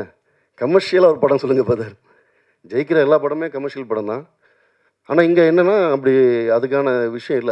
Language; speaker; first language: Tamil; native; Tamil